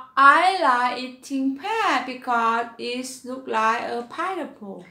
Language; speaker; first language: English; non-native, learner; Vietnamese